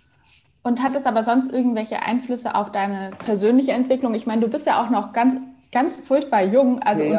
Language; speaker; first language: German; native; German